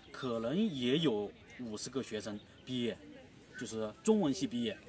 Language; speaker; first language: Chinese; native; Chinese